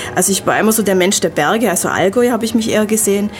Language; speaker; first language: German; native; German